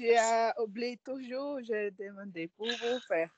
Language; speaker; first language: French; non-native, learner; Portuguese